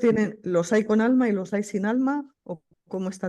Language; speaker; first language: Spanish; native; Spanish